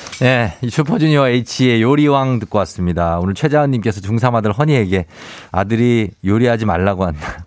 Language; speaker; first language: Korean; native; Korean